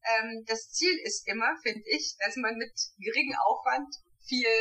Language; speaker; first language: German; native; German